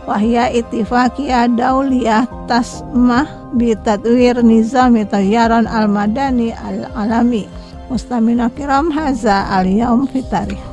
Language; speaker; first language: Arabic; non-native, fluent; Indonesian